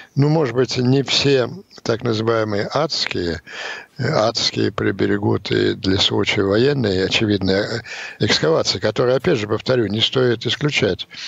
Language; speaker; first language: Russian; native; Russian